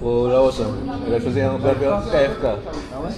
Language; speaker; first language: French; early bilingual, other home language; Lao